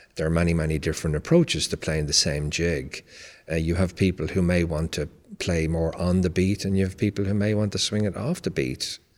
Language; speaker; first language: English; native; English